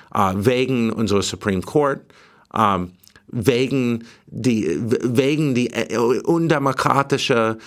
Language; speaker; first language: German; non-native, learner; English